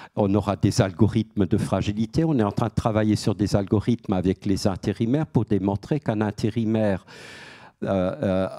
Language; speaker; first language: French; native; French